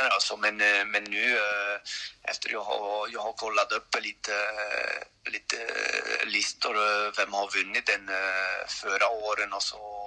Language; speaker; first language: Swedish; non-native, learner; French